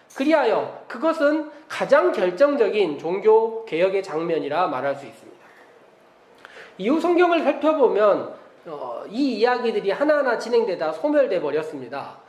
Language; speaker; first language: Korean; native; Korean